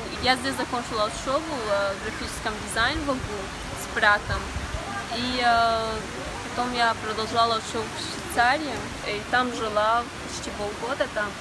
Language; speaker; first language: Russian; non-native, learner; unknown